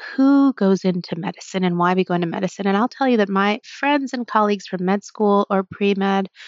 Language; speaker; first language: English; native; English